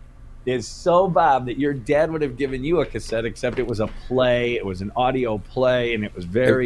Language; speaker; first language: English; native; English